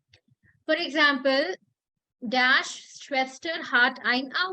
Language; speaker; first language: German; non-native, fluent; Hindi